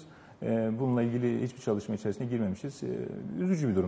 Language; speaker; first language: Turkish; native; Turkish